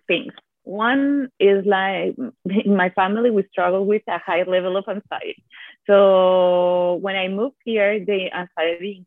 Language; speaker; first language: English; non-native, fluent; Italian